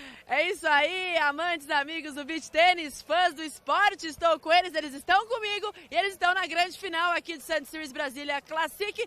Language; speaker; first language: Portuguese; native; Portuguese